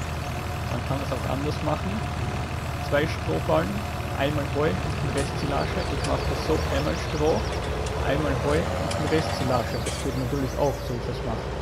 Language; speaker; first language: German; native; German